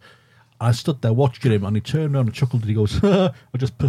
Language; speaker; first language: English; native; English